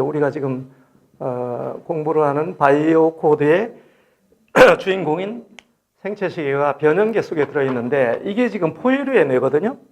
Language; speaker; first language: Korean; native; Korean